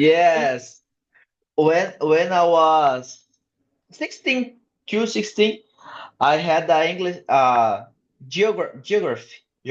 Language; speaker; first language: English; non-native, learner; Portuguese